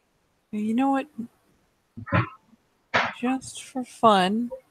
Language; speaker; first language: English; native; English